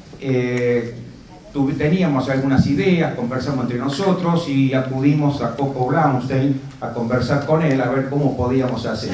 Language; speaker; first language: Spanish; native; Spanish